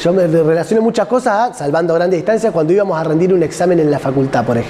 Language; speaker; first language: Spanish; native; Spanish